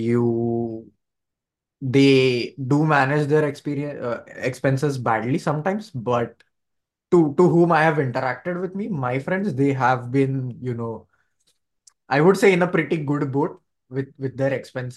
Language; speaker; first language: English; non-native, local second language; Marathi